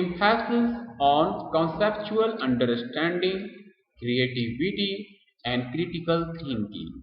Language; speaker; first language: English; non-native, local second language; Hindi